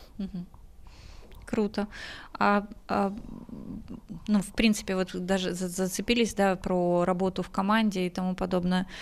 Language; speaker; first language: Russian; native; Russian